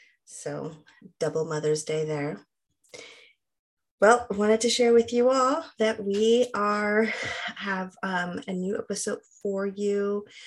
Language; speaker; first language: English; early bilingual, other home language; Spanish